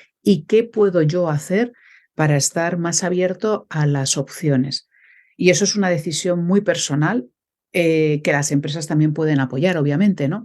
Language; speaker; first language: Spanish; native; Spanish